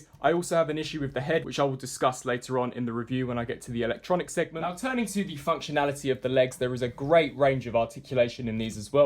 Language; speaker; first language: English; native; English